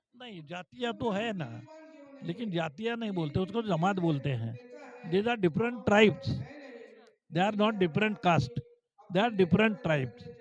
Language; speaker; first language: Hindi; non-native, local second language; Marathi